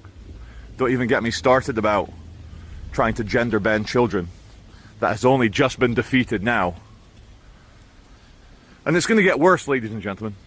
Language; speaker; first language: English; native; English